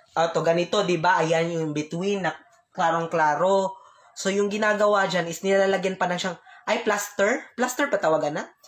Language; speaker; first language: Filipino; non-native, local second language; Cebuano